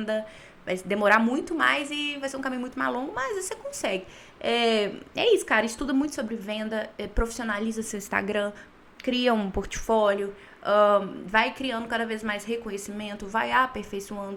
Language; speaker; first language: Portuguese; native; Portuguese